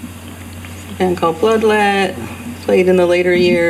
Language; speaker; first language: English; native; English